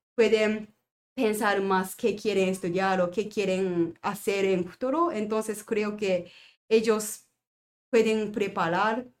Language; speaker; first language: Spanish; non-native, learner; Japanese